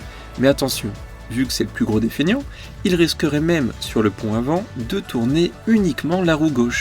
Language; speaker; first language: French; native; French